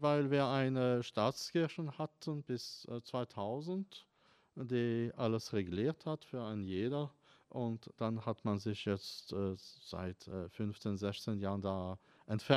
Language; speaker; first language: German; non-native, fluent; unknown